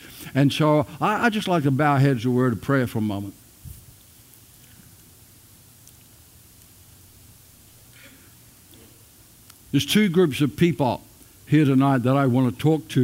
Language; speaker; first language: English; native; English